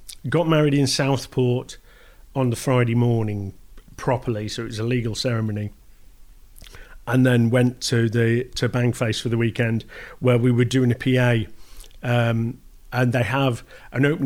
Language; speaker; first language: English; native; English